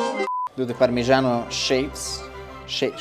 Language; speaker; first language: English; non-native, learner; Italian